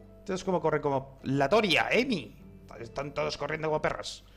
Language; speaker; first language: Spanish; native; Spanish